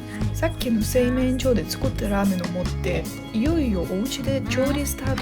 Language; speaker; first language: Japanese; non-native, fluent; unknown